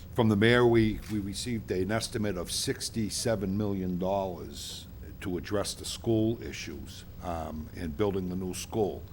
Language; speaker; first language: English; native; English